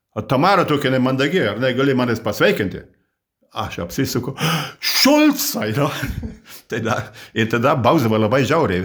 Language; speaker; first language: Lithuanian; early bilingual, heritage; Lithuanian